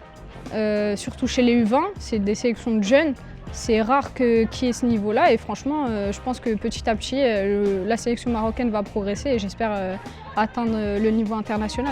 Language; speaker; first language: French; early bilingual, other home language; Arabic